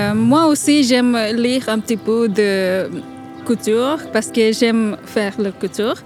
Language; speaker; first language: French; non-native, learner; Bangla